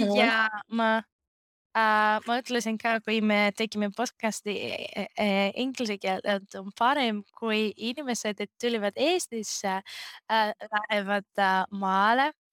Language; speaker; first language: Estonian; non-native, learner; Greek